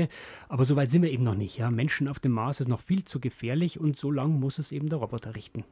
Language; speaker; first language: German; native; German